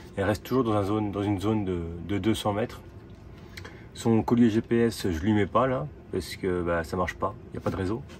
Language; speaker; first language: French; native; French